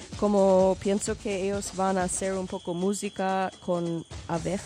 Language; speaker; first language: Spanish; non-native, learner; English